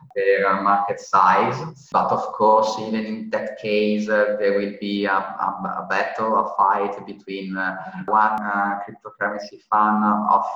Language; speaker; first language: English; non-native, fluent; Italian